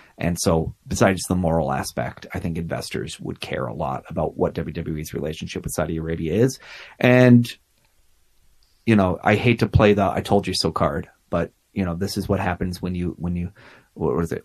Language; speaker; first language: English; native; English